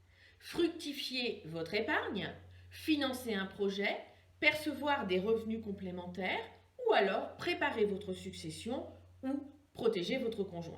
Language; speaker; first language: French; native; French